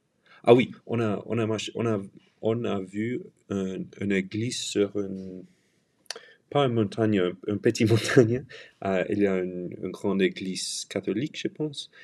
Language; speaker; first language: French; non-native, learner; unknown